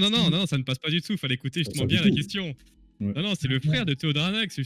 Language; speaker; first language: French; native; French